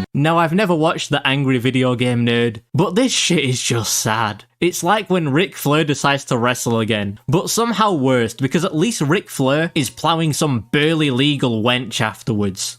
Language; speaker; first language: English; native; English